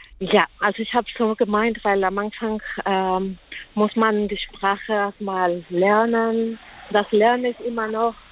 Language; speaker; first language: German; non-native, learner; Spanish